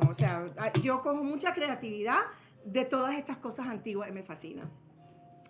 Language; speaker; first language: Spanish; early bilingual, heritage; Spanish